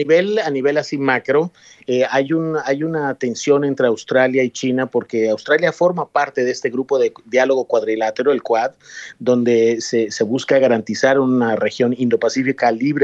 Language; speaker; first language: Spanish; native; Spanish